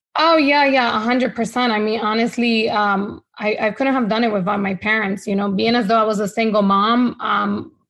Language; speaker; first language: English; non-native, fluent; Spanish